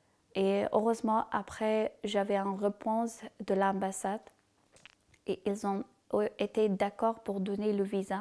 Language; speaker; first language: French; non-native, learner; Persian